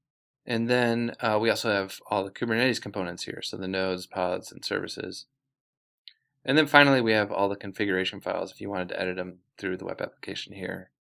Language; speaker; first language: English; native; English